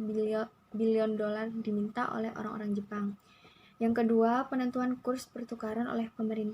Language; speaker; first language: Indonesian; native; Indonesian